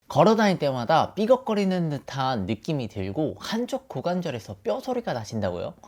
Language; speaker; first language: Korean; native; Korean